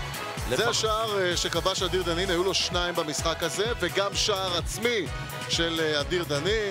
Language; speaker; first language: Hebrew; native; Hebrew